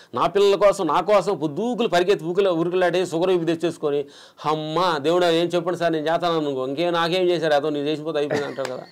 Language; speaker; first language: Telugu; native; Telugu